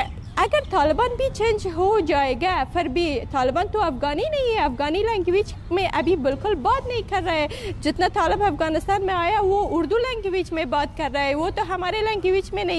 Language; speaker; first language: Hindi; non-native, learner; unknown